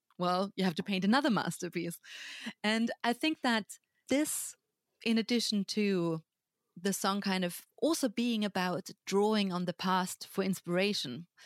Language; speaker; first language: English; non-native, fluent; German